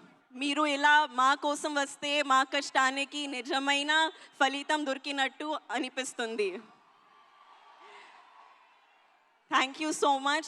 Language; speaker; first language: Telugu; non-native, learner; Hindi